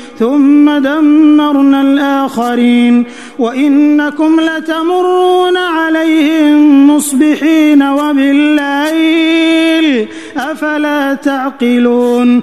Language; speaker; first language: Arabic; native; Arabic